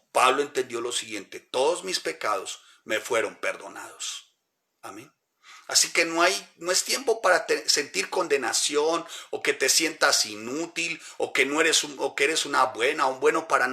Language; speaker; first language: Spanish; native; Spanish